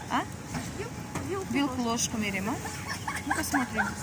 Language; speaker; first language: Russian; non-native, local second language; Tajik